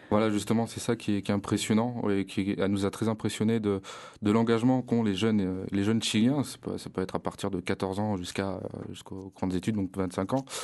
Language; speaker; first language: French; native; French